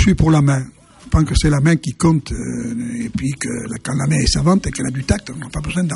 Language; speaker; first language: French; native; French